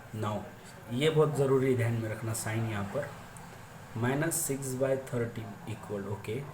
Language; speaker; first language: Hindi; non-native, local second language; Marathi